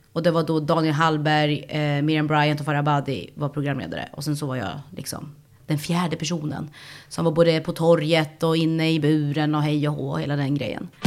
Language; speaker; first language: Swedish; early bilingual, other home language; Spanish